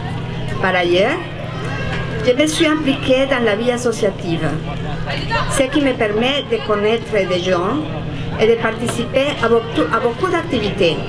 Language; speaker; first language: French; non-native, fluent; Spanish